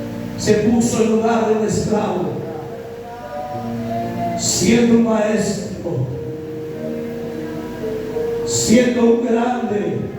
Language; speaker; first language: Spanish; native; Spanish